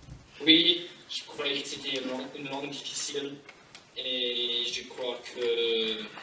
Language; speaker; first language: French; non-native, fluent; English